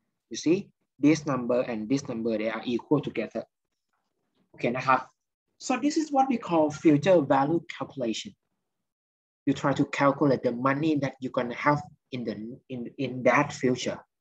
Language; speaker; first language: English; non-native, fluent; Thai